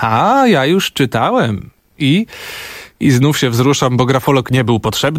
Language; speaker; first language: Polish; native; Polish